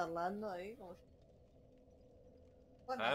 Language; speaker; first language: Spanish; native; Spanish